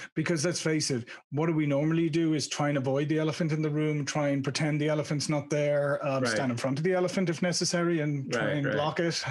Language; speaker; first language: English; native; English